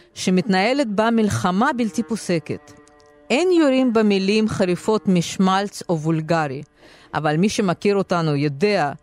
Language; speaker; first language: Hebrew; non-native, fluent; Russian